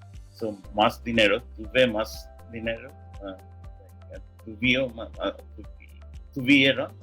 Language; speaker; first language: Spanish; non-native, learner; English